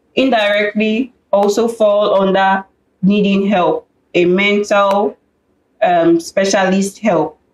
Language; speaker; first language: English; non-native, local second language; Yoruba